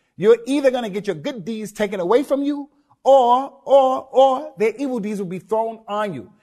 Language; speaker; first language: English; native; English